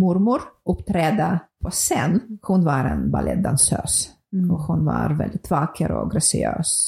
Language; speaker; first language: Swedish; non-native, fluent; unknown